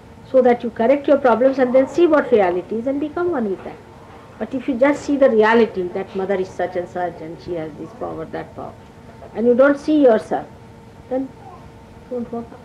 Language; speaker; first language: English; non-native, local second language; Marathi